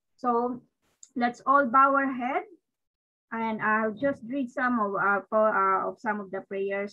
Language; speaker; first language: English; non-native, local second language; Filipino